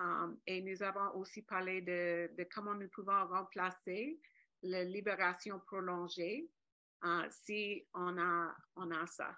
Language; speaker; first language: French; non-native, fluent; English